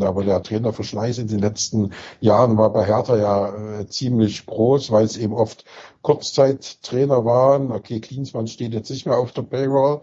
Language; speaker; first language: German; native; German